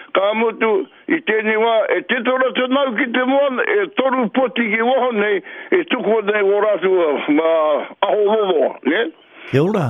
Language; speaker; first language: Māori; native; Māori